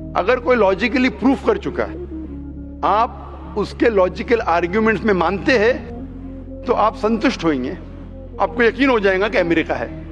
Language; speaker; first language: Hindi; non-native, local second language; Konkani